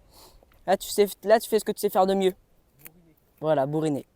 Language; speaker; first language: French; native; French